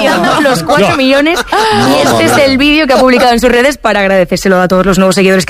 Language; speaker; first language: Spanish; native; Spanish